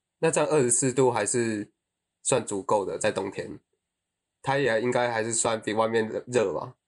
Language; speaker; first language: Chinese; native; Chinese